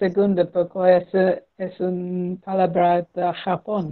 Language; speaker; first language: Spanish; non-native, learner; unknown